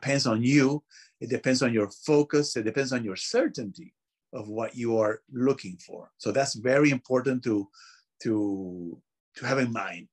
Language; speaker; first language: English; non-native, fluent; Spanish